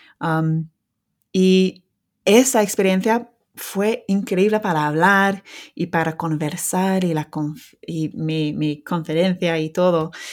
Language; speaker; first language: Spanish; non-native, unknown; English